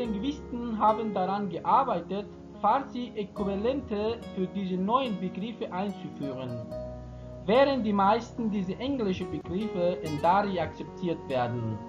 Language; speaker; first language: German; non-native, fluent; Persian